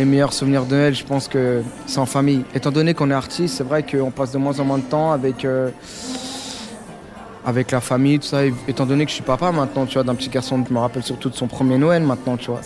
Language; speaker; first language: French; native; French